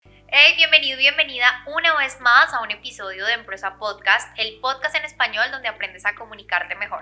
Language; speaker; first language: Spanish; native; Spanish